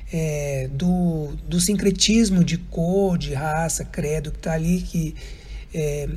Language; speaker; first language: Portuguese; native; Portuguese